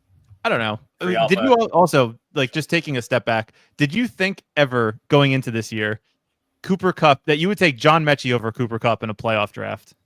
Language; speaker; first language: English; native; English